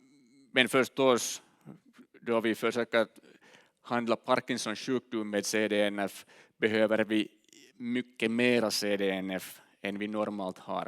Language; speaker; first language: Swedish; non-native, learner; Finnish